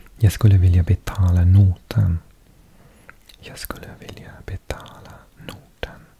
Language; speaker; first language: Swedish; non-native, learner; English